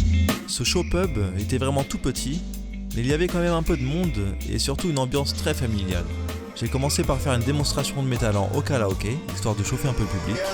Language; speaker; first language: French; native; French